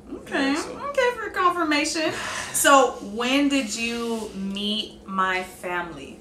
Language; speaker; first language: English; native; English